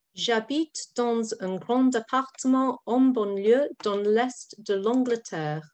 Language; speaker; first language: French; non-native, fluent; English